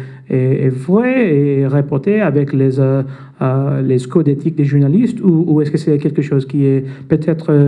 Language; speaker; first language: French; non-native, fluent; English